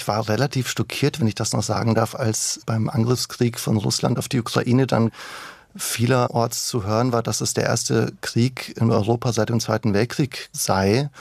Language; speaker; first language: German; early bilingual, other home language; Bosnian